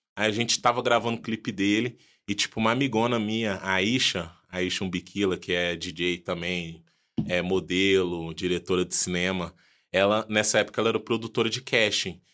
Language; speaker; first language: Portuguese; early bilingual, other home language; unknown